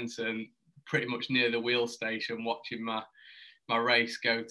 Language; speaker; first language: English; native; English